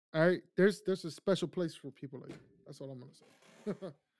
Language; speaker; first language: English; early bilingual, other home language; Spanish